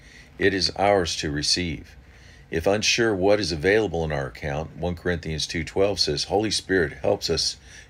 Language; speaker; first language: English; native; English